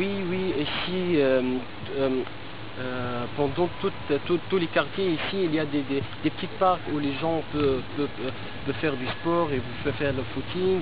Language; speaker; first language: French; non-native, local second language; Arabic